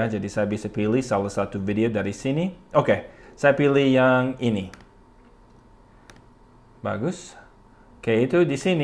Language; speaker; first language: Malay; non-native, fluent; English